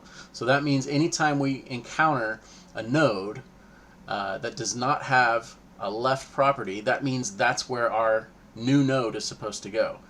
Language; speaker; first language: English; native; English